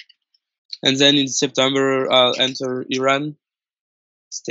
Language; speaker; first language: English; non-native, fluent; French